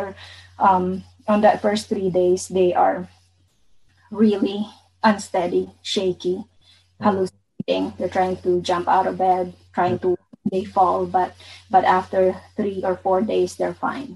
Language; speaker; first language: English; non-native, local second language; Bikol